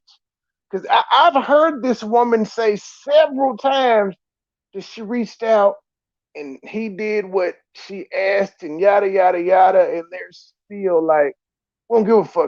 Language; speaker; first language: English; native; English